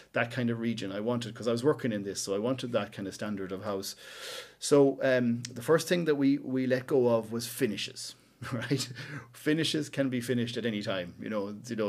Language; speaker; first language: English; native; English